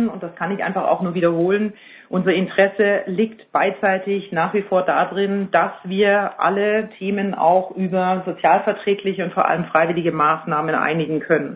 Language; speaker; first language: German; native; German